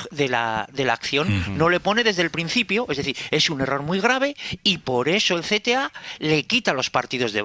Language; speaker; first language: Spanish; native; Spanish